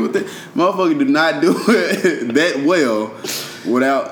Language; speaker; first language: English; native; English